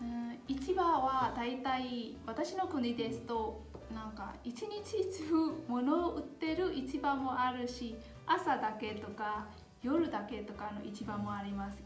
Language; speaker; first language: Japanese; non-native, fluent; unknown